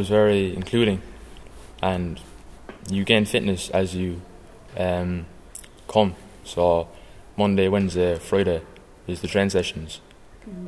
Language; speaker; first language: English; native; English